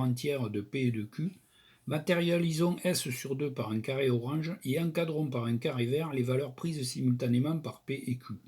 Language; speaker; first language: French; native; French